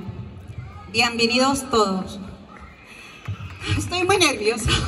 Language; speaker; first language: Spanish; non-native, fluent; Arabic